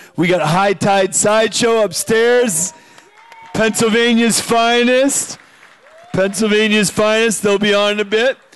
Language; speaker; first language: English; native; English